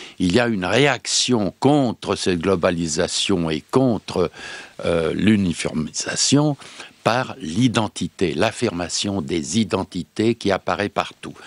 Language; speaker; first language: French; non-native, fluent; Serbian